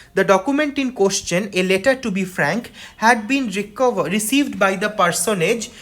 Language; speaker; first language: English; non-native, local second language; Bangla